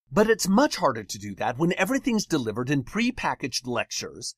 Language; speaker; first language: English; native; English